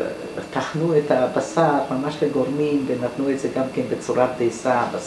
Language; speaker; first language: Hebrew; non-native, fluent; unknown